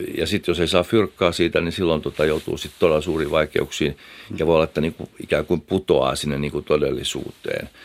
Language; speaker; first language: Finnish; native; Finnish